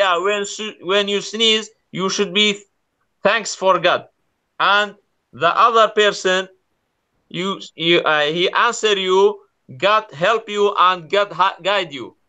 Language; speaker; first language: English; non-native, learner; Kurdish